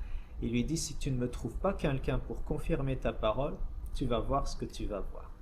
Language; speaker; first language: French; native; French